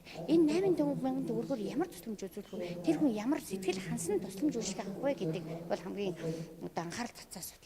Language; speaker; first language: Mongolian; native; Mongolian